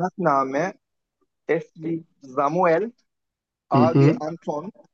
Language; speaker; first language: German; non-native, learner; Turkish